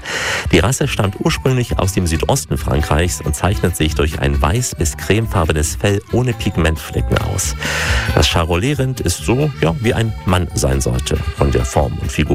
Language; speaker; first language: German; native; German